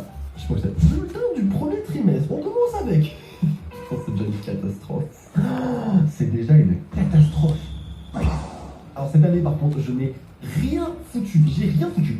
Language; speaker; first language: French; native; French